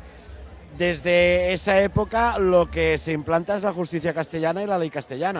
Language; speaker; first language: Spanish; non-native, local second language; Catalan